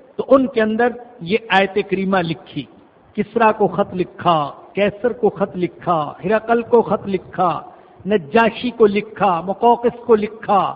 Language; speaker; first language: Urdu; non-native, local second language; Punjabi